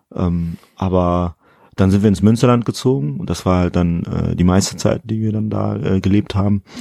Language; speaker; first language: German; early bilingual, other home language; Fula